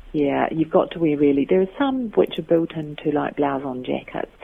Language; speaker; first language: English; native; English